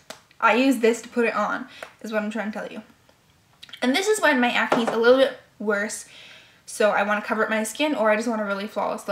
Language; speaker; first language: English; native; English